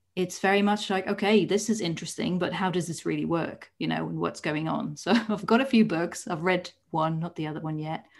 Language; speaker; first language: English; non-native, fluent; Dutch